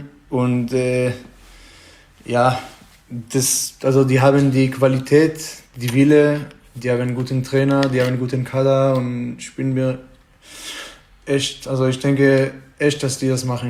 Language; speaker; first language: German; non-native, fluent; Hebrew